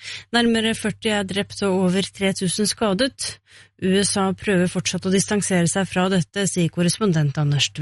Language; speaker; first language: Norwegian; native; Norwegian